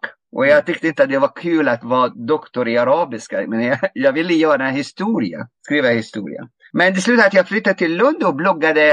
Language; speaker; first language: Swedish; non-native, fluent; Arabic